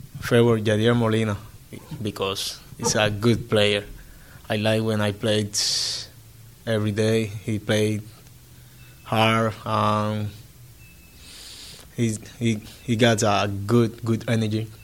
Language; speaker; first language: English; non-native, learner; Spanish